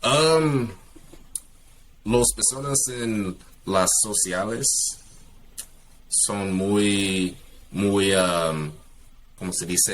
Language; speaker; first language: Spanish; non-native, learner; English